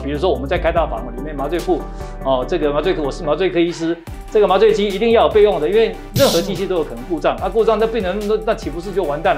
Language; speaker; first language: Chinese; native; Chinese